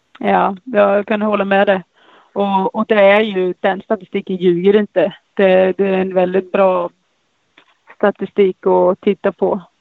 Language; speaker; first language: Swedish; non-native, fluent; Icelandic